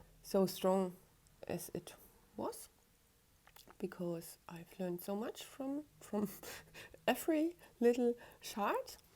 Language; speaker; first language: English; non-native, fluent; German